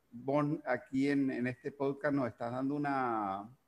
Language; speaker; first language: Spanish; native; Spanish